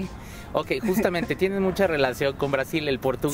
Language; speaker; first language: Spanish; native; Spanish